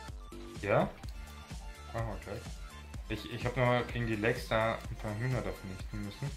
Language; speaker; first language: German; native; German